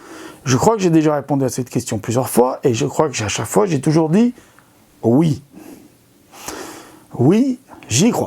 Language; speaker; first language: French; native; French